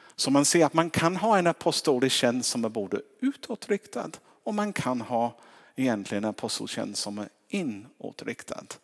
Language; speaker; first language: Swedish; non-native, fluent; English